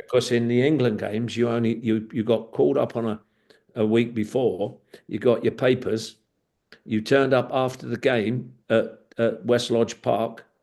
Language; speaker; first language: English; native; English